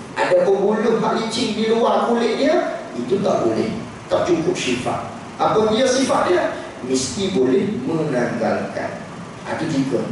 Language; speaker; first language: Malay; native; Malay